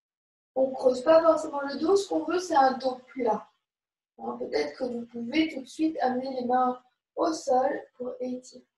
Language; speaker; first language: French; native; French